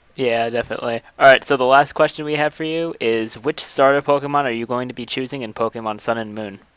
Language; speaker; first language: English; native; English